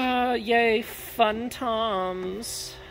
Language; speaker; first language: English; native; English